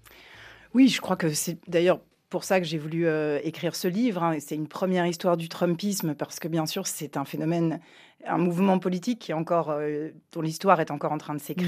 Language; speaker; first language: French; native; French